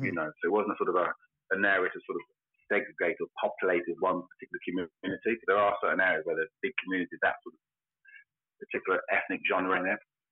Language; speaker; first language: English; native; English